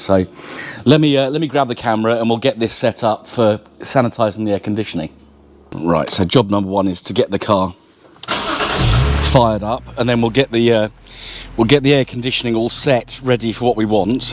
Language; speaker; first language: English; native; English